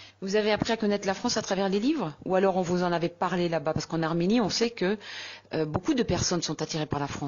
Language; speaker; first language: French; native; French